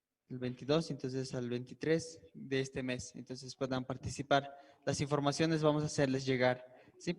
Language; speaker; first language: Spanish; native; Spanish